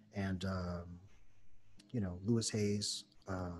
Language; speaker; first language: English; native; English